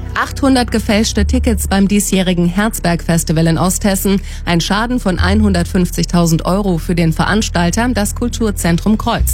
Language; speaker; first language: German; native; German